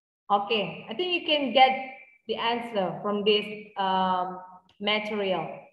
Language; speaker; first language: English; non-native, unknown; Indonesian